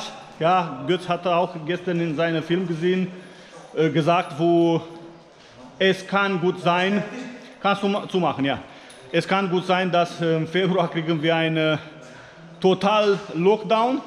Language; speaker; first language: German; non-native, fluent; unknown